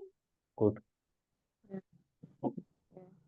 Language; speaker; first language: German; non-native, fluent; Hindi